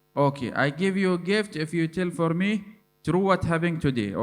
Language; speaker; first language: English; non-native, learner; Arabic